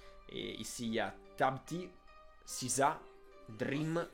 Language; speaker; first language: French; non-native, fluent; Italian